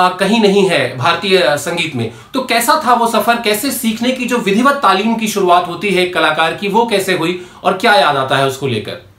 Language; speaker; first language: Hindi; native; Hindi